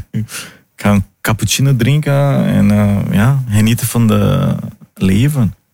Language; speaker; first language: Dutch; non-native, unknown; Portuguese